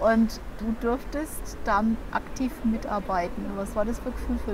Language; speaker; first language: German; native; German